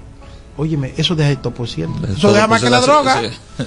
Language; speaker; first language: Spanish; native; Spanish